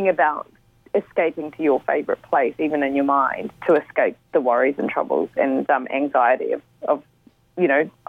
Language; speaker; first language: English; native; English